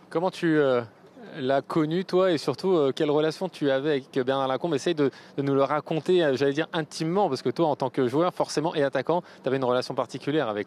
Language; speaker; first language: French; native; French